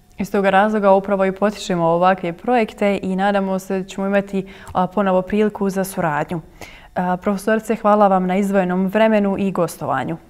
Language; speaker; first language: Croatian; native; Croatian